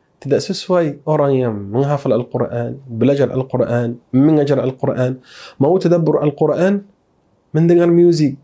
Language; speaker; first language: Malay; non-native, fluent; Arabic